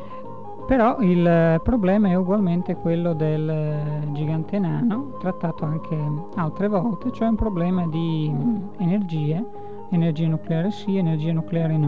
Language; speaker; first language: Italian; native; Italian